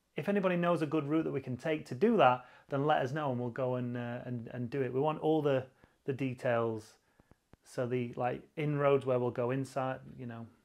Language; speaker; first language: English; native; English